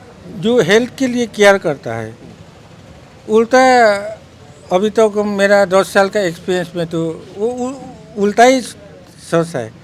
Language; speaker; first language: Hindi; non-native, local second language; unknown